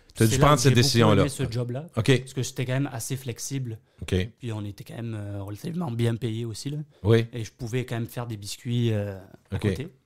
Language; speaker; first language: French; native; French